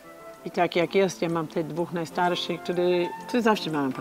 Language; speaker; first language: Polish; non-native, learner; English